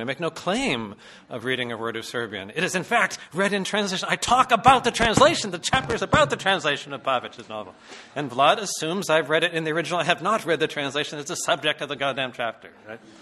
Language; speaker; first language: English; native; English